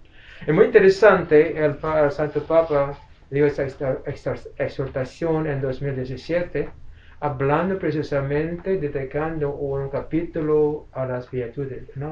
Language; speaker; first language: Spanish; non-native, fluent; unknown